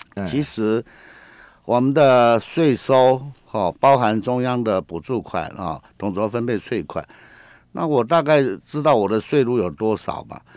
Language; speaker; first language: Chinese; native; Chinese